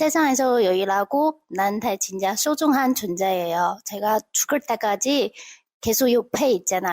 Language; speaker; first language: Korean; non-native, local second language; Chinese